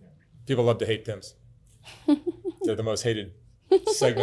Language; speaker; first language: English; native; English